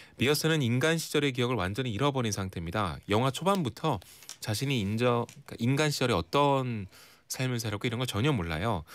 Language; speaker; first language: Korean; native; Korean